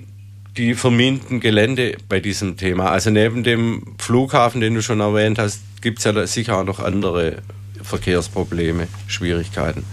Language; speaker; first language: German; native; German